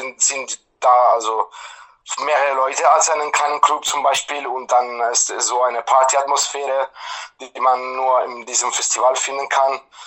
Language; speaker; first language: German; non-native, fluent; Italian